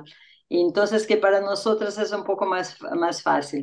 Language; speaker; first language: Spanish; non-native, fluent; Portuguese